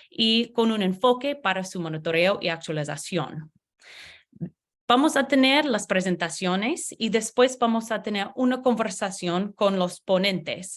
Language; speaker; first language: Spanish; non-native, learner; English